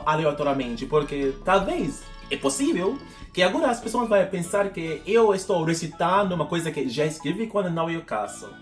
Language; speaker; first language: Portuguese; non-native, fluent; English